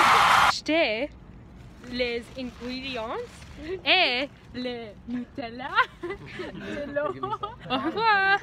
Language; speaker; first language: French; non-native, learner; English